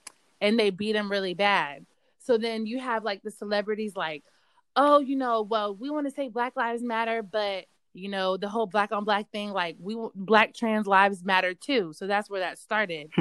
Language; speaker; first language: English; native; English